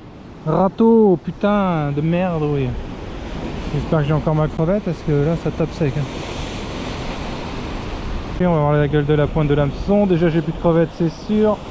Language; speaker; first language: French; native; French